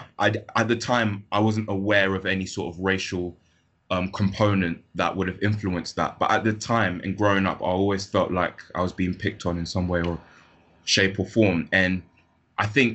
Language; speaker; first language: English; native; English